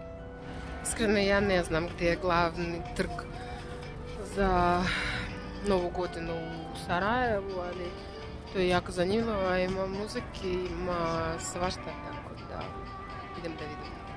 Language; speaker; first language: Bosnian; non-native, learner; Russian